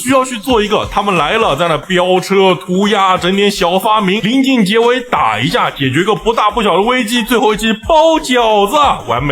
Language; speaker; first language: Chinese; native; Chinese